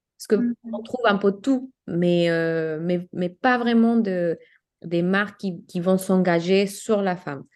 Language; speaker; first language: French; non-native, fluent; Spanish